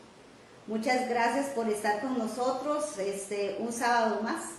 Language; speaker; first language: Spanish; native; Spanish